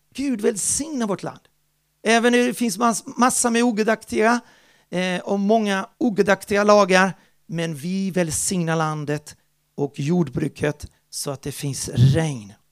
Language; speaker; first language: Swedish; non-native, fluent; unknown